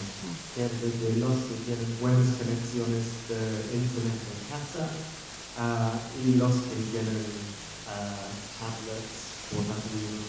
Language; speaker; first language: Spanish; non-native, fluent; English